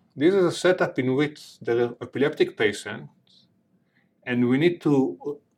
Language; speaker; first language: English; non-native, fluent; Hebrew